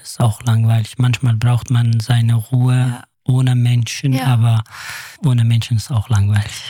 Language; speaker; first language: German; non-native, fluent; Kurdish